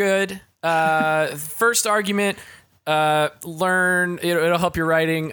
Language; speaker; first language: English; native; English